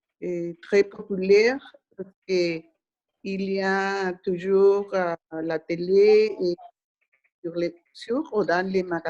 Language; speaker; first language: French; non-native, learner; Spanish